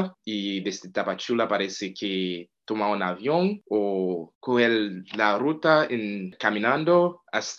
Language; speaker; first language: Spanish; non-native, fluent; Haitian Creole